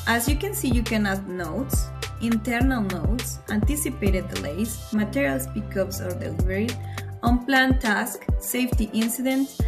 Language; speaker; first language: English; non-native, fluent; Spanish